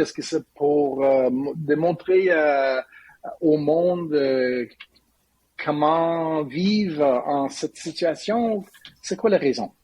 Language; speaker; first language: French; non-native, learner; English